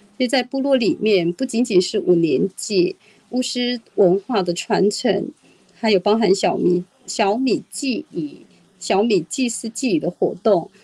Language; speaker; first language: Chinese; non-native, local second language; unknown